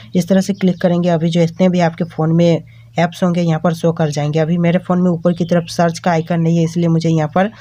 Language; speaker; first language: Hindi; native; Hindi